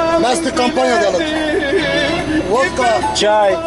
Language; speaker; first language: Russian; non-native, learner; Turkish